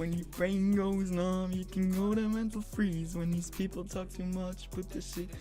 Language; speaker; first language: English; non-native, fluent; German